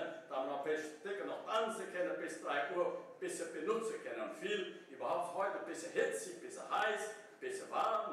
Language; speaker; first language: German; early bilingual, heritage; German